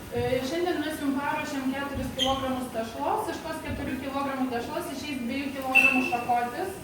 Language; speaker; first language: Lithuanian; native; Lithuanian